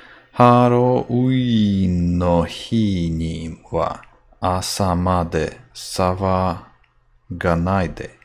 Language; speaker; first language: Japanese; non-native, learner; English